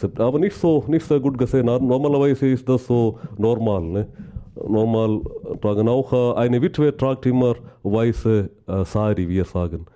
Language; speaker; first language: German; non-native, learner; Malayalam